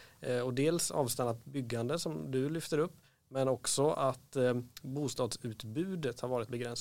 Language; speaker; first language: Swedish; native; Swedish